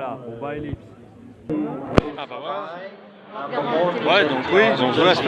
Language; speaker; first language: French; native; French